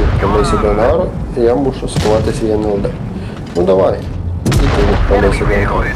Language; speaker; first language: Ukrainian; native; Ukrainian